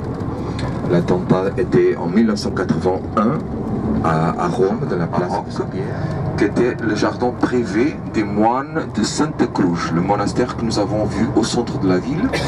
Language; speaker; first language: French; non-native, fluent; Portuguese